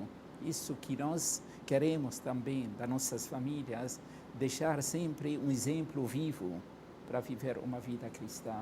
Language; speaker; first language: Portuguese; non-native, fluent; Arabic